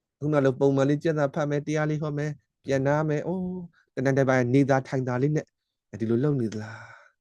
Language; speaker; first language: Burmese; non-native, local second language; S'gaw Karen